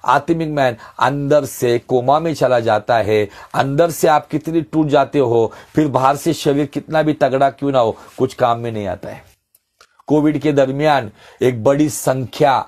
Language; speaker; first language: Hindi; non-native, local second language; Marathi